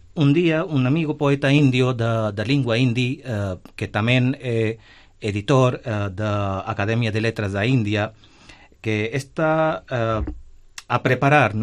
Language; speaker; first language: Galician; non-native, fluent; Hindi